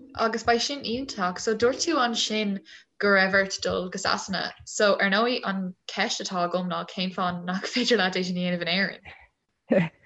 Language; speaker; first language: Irish; non-native, local second language; English